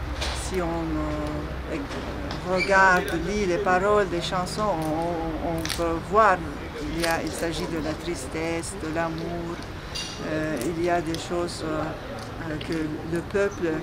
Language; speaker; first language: French; non-native, fluent; Turkish